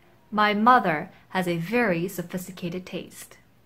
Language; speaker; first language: English; non-native, fluent; Korean